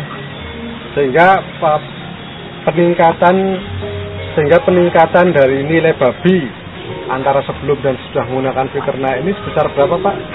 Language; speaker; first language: Indonesian; native; Indonesian